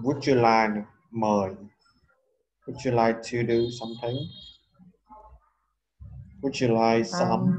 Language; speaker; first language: English; non-native, learner; Vietnamese